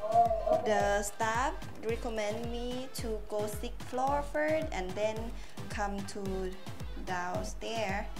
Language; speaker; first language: English; non-native, learner; Thai